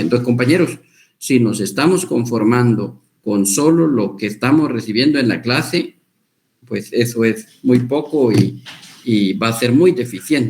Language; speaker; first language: Spanish; native; Spanish